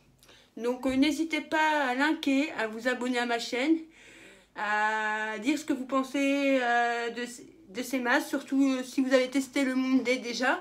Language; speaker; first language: French; native; French